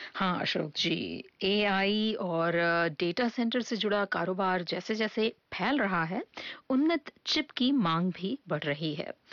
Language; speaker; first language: Hindi; native; Hindi